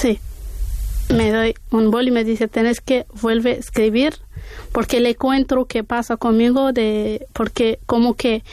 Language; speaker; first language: Spanish; non-native, learner; Arabic